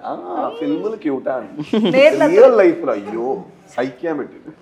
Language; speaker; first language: Malayalam; non-native, learner; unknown